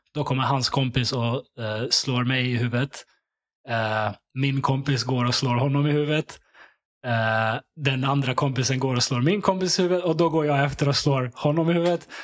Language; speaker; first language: Swedish; early bilingual, other home language; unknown